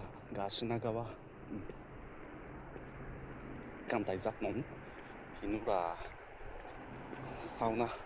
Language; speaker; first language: Vietnamese; non-native, learner; Japanese